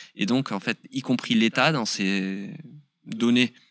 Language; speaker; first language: French; native; French